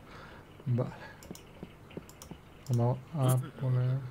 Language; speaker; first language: Spanish; native; Spanish